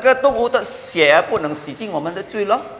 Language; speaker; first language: Chinese; early bilingual, heritage; Chinese